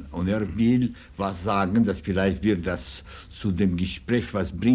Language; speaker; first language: German; non-native, fluent; Russian